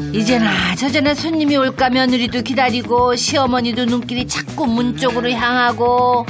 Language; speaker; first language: Korean; native; Korean